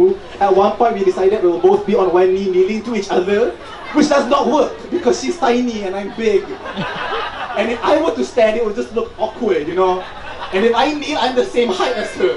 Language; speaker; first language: English; non-native, local second language; Malay